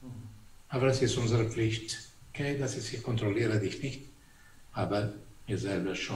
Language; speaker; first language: German; non-native, fluent; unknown